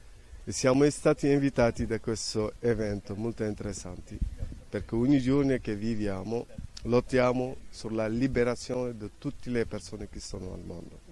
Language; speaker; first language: Italian; non-native, fluent; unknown